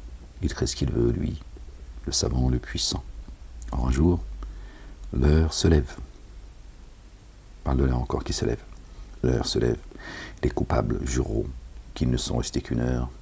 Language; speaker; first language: French; native; French